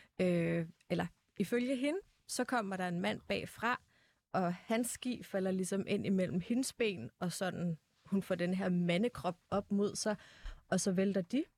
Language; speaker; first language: Danish; native; Danish